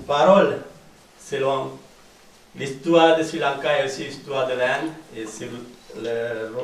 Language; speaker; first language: French; non-native, fluent; Sinhala